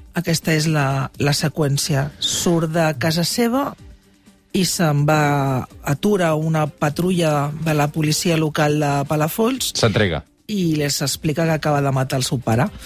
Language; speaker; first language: Catalan; native; Catalan